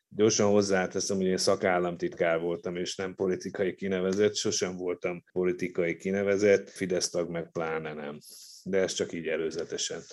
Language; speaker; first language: Hungarian; native; Hungarian